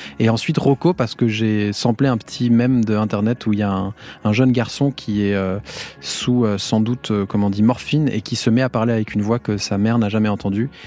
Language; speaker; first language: French; native; French